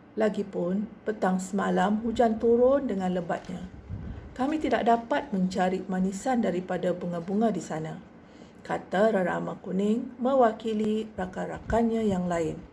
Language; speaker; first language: Malay; native; Malay